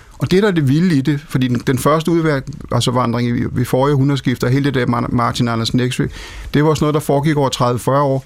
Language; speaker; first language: Danish; native; Danish